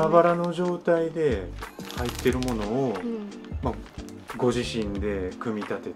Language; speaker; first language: Japanese; native; Japanese